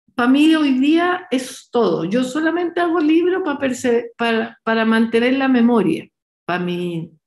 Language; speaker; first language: Spanish; native; Spanish